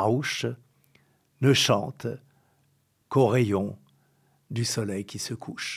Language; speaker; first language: French; native; French